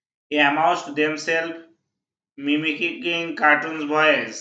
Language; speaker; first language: English; non-native, local second language; Bangla